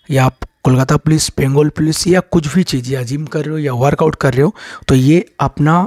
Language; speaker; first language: Hindi; non-native, local second language; Bangla